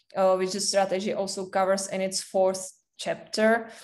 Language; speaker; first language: English; non-native, fluent; Czech